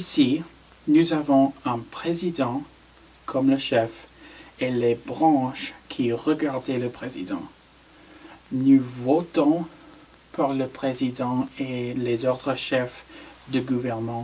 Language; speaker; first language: French; non-native, learner; English